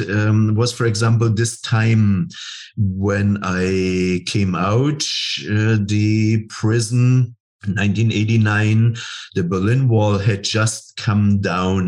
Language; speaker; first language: English; non-native, fluent; German